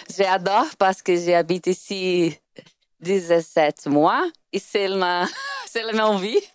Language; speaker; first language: French; non-native, learner; Portuguese